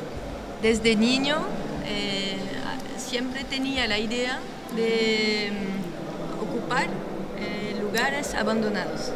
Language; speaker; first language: Spanish; non-native, learner; French